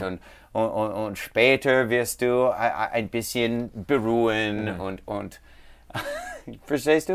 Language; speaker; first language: German; non-native, learner; English